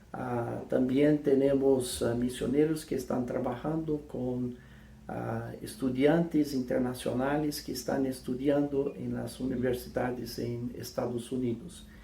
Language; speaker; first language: Spanish; non-native, fluent; English